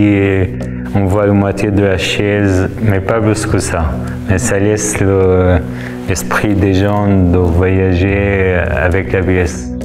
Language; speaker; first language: French; non-native, fluent; Arabic